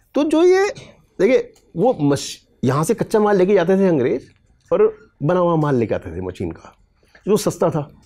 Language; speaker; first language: Hindi; native; Hindi